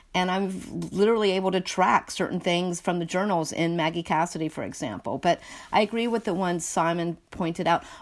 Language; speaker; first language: English; native; English